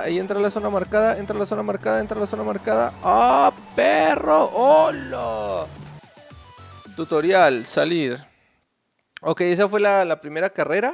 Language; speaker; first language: Spanish; native; Spanish